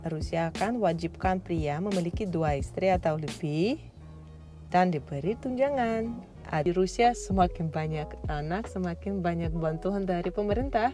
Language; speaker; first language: Indonesian; non-native, fluent; Russian